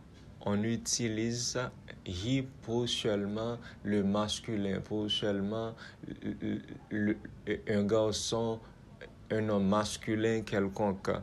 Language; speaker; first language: French; non-native, local second language; Haitian Creole